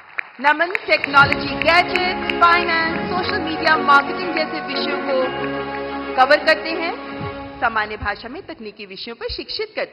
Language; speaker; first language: Hindi; native; Hindi